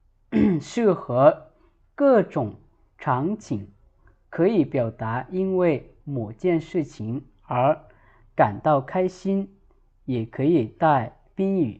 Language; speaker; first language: Chinese; non-native, fluent; Lao